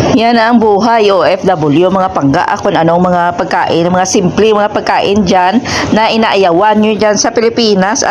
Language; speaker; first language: Filipino; non-native, local second language; Hiligaynon